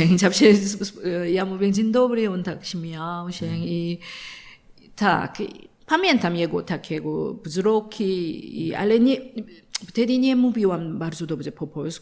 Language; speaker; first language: Polish; non-native, learner; Korean